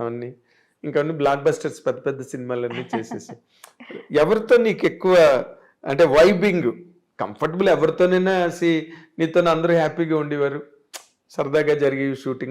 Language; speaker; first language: Telugu; native; Telugu